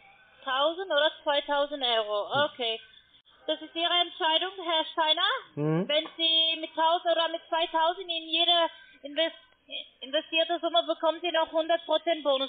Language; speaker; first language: German; non-native, learner; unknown